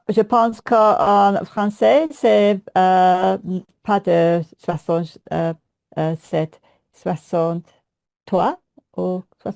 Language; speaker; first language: French; non-native, learner; English